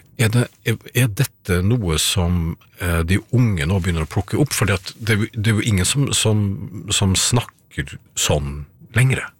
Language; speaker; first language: Norwegian; native; Norwegian